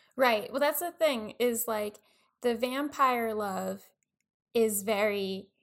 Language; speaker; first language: English; native; English